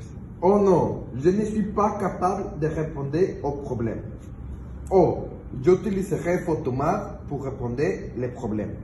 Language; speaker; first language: French; non-native, learner; Spanish